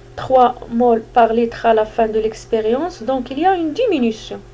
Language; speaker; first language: French; non-native, local second language; Arabic